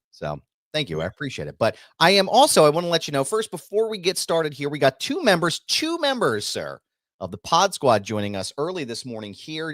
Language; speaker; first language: English; native; English